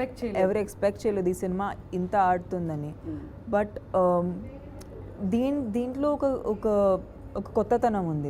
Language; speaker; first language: Telugu; non-native, fluent; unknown